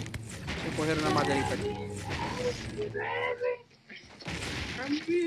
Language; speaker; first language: Spanish; non-native, learner; Portuguese